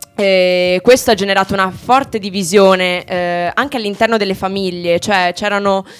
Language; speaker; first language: Italian; native; Italian